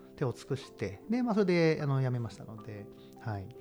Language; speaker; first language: Japanese; native; Japanese